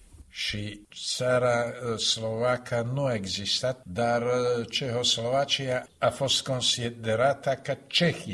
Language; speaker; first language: Romanian; non-native, fluent; Slovak